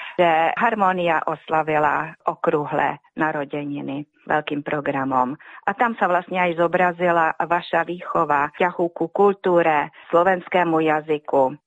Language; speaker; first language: Slovak; early bilingual, heritage; Slovak